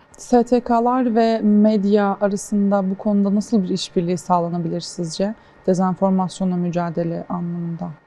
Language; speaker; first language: Turkish; native; Turkish